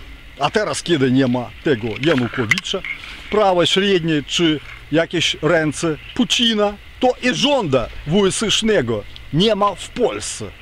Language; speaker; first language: Polish; non-native, fluent; Ukrainian